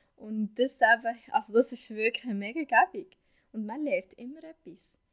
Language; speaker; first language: German; non-native, fluent; Arabic